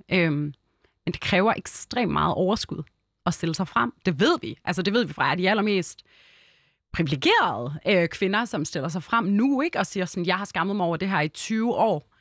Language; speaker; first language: Danish; early bilingual, other home language; Arabic